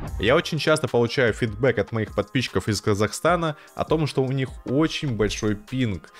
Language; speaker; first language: Russian; native; Russian